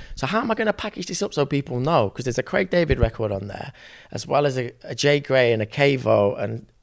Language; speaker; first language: English; native; English